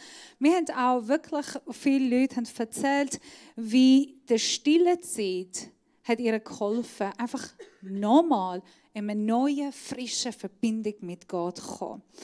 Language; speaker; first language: German; non-native, fluent; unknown